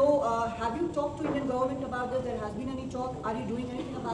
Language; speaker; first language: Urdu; native; Urdu